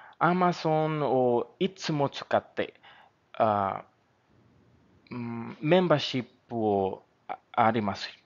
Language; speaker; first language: Japanese; non-native, learner; Spanish